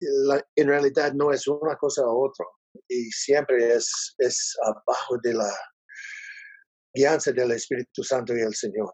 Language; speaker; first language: Spanish; non-native, learner; English